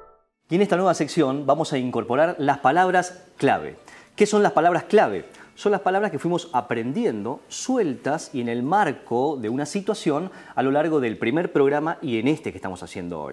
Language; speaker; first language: Spanish; native; Spanish